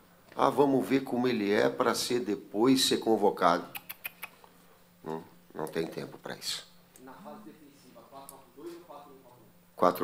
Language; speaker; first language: Portuguese; native; Portuguese